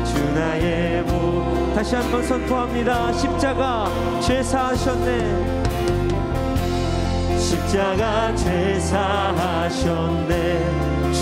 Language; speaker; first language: Korean; native; Korean